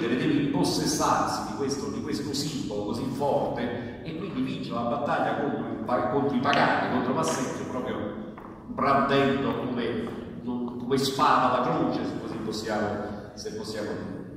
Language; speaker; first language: Italian; native; Italian